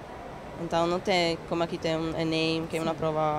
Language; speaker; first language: Portuguese; non-native, learner; Italian